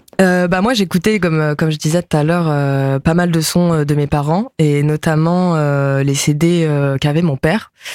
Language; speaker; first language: French; early bilingual, other home language; Japanese